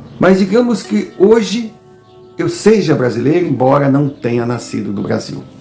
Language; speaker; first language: Portuguese; native; Portuguese